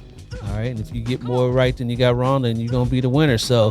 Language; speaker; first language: English; native; English